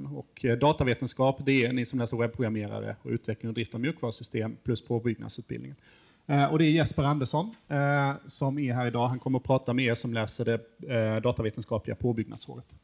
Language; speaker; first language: Swedish; native; Swedish